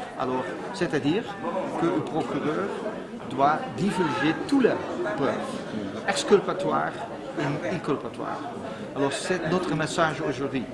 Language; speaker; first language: French; non-native, fluent; Dutch